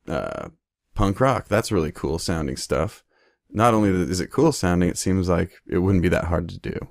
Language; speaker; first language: English; native; English